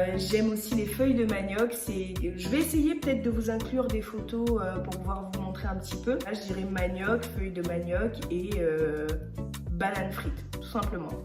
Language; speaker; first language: French; early bilingual, other home language; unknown